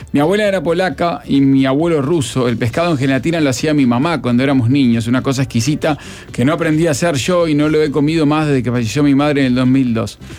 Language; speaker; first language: Spanish; native; Spanish